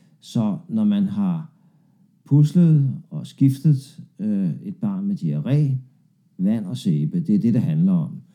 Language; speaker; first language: Danish; native; Danish